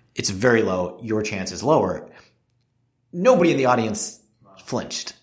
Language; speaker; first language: English; native; English